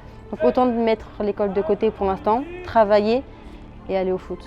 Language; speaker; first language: French; early bilingual, other home language; Arabic